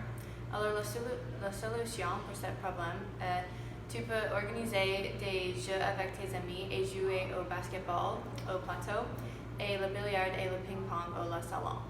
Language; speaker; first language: French; non-native, fluent; English